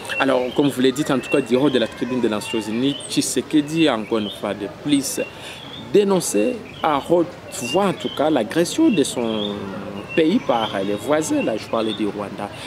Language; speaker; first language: French; non-native, local second language; Swahili